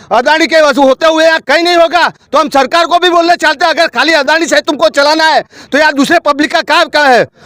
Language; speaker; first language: Hindi; non-native, local second language; Gujarati